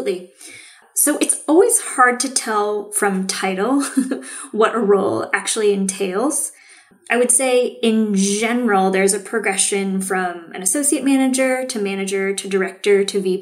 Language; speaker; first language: English; native; English